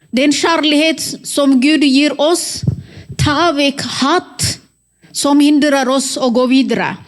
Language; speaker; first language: Norwegian; non-native, fluent; Amharic